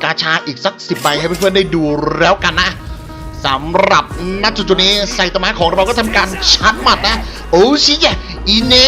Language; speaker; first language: Thai; native; Thai